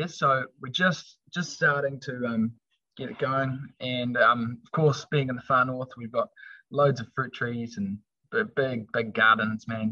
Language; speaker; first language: English; native; English